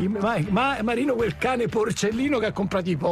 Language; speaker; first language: Italian; native; Italian